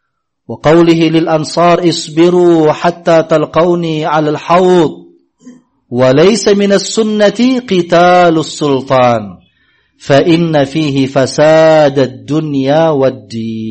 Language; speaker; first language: Arabic; non-native, fluent; Indonesian